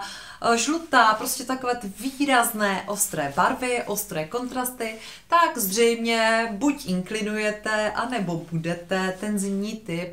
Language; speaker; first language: Czech; native; Czech